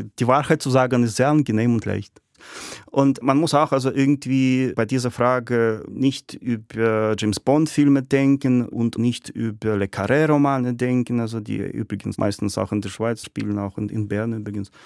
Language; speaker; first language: German; non-native, fluent; Russian